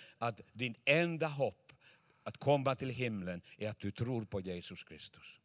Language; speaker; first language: Swedish; non-native, fluent; Chinese